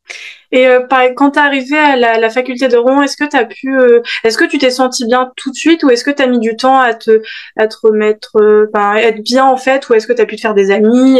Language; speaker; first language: French; native; French